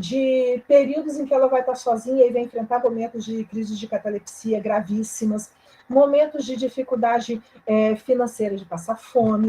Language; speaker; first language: Portuguese; native; Portuguese